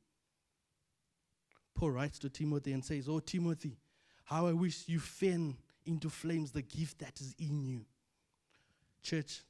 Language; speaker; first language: English; non-native, local second language; Shona